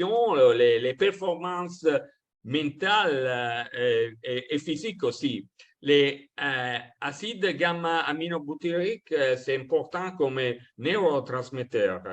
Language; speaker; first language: French; non-native, fluent; Italian